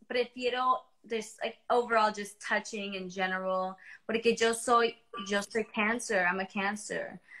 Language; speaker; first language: English; early bilingual, other home language; Spanish